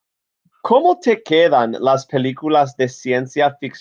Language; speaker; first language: Spanish; non-native, fluent; English